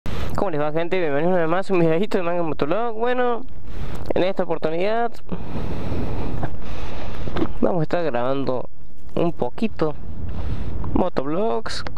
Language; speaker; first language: Spanish; native; Spanish